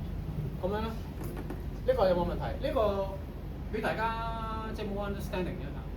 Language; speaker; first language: Cantonese; native; Cantonese